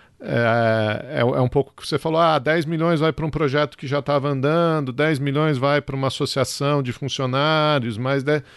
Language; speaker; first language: Portuguese; native; Portuguese